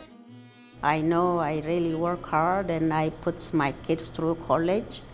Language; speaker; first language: English; non-native, fluent; Amharic